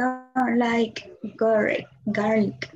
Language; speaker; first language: English; non-native, learner; Spanish